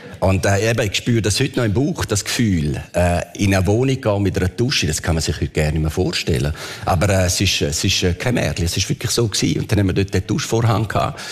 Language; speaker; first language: German; early bilingual, other home language; Italian